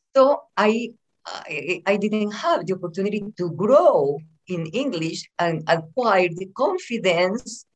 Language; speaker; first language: English; non-native, fluent; Spanish